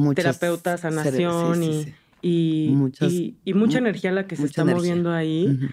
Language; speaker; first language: Spanish; native; Spanish